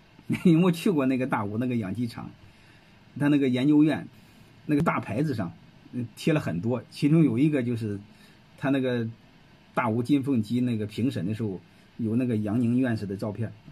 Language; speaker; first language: Chinese; native; Chinese